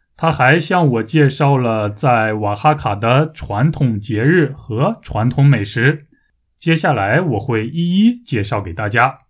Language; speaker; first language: Chinese; native; Chinese